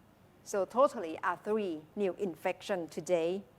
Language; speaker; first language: English; non-native, fluent; Thai